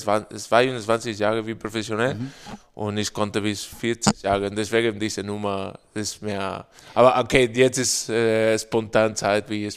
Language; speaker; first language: German; non-native, learner; Spanish